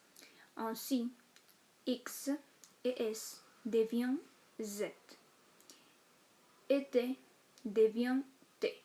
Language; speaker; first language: French; non-native, fluent; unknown